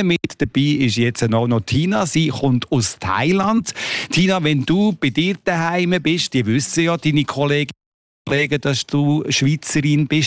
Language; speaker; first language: German; native; German